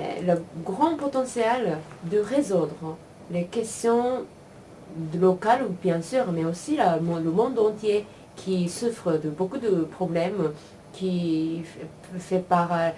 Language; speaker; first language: French; non-native, learner; Japanese